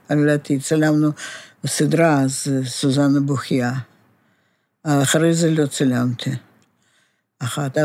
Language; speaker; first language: Hebrew; non-native, fluent; Russian